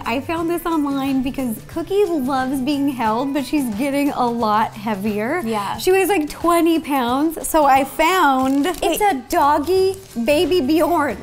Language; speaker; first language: English; native; English